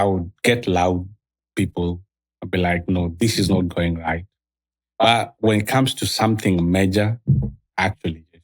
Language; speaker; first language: English; non-native, local second language; Swahili